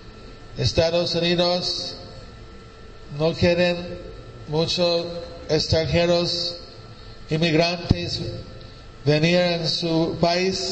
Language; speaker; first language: Spanish; non-native, fluent; English